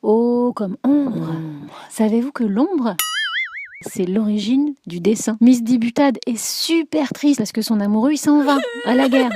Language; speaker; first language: French; native; French